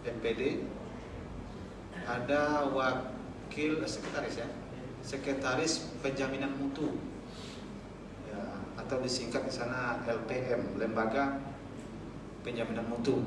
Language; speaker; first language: Indonesian; native; Indonesian